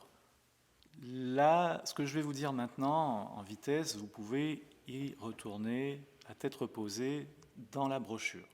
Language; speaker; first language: French; native; French